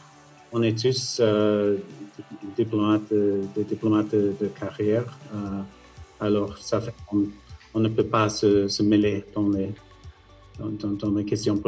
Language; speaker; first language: French; non-native, fluent; English